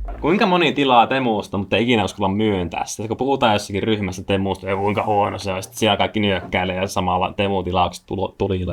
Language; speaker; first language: Finnish; native; Finnish